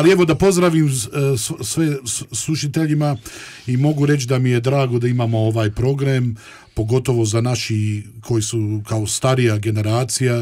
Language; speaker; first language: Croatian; early bilingual, heritage; Croatian